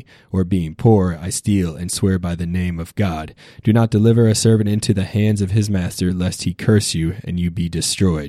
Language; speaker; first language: English; native; English